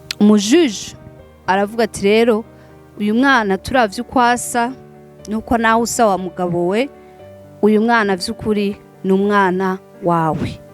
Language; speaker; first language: Rundi; non-native, local second language; Swahili